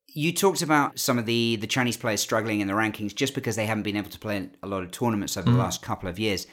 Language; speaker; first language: English; native; English